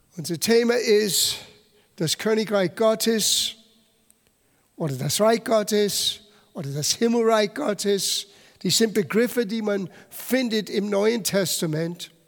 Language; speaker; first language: German; non-native, fluent; English